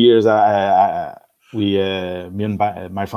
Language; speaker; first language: English; non-native, learner; French